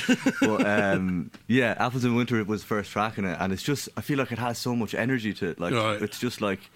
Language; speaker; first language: English; native; English